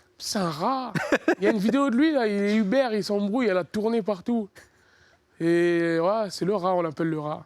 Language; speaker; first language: French; early bilingual, other home language; Lingala